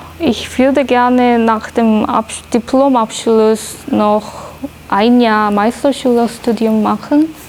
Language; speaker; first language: German; non-native, fluent; Korean